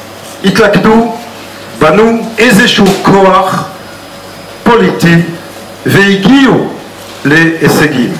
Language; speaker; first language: Hebrew; non-native, fluent; French